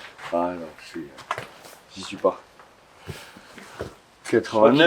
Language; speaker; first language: French; native; French